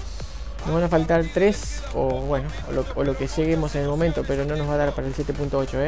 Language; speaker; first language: Spanish; native; Spanish